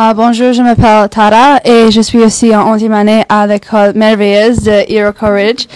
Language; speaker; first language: French; non-native, local second language; English